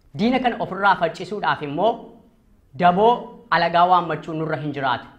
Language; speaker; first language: Oromo; native; Oromo